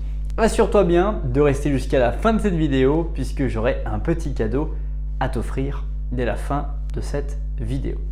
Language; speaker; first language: French; native; French